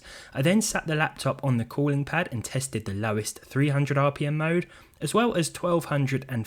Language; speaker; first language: English; native; English